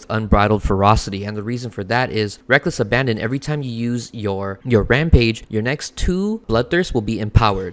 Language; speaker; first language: English; native; English